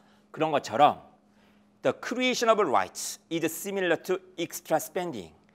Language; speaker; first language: English; non-native, fluent; Korean